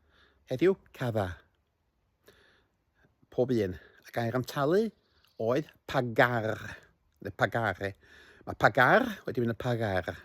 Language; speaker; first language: Welsh; native; Welsh